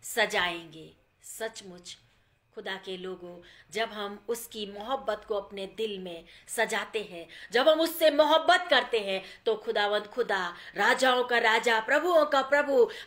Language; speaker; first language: Hindi; non-native, local second language; Gujarati